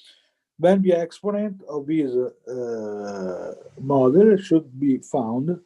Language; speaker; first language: English; non-native, fluent; Italian